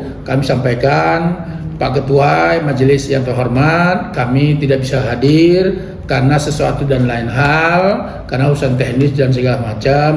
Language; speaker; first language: Indonesian; native; Indonesian